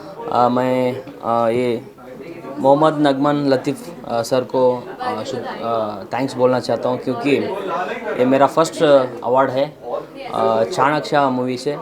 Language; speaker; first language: Hindi; non-native, local second language; Kannada